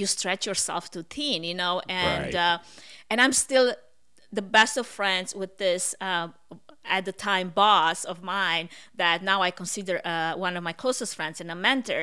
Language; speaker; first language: English; non-native, fluent; Russian